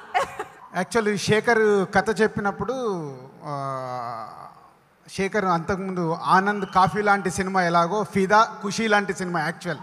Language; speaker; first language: Telugu; native; Telugu